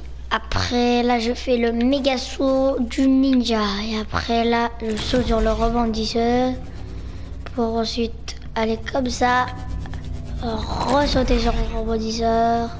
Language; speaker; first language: French; native; French